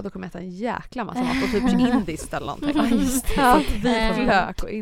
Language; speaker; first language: Swedish; native; Swedish